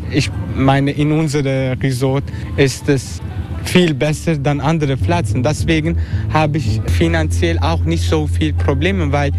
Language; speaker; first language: German; non-native, fluent; Turkish